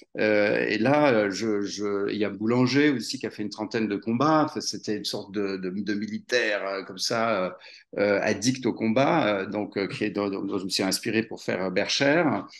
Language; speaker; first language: French; native; French